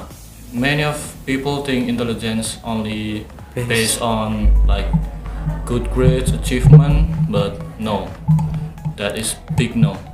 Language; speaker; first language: English; non-native, learner; Indonesian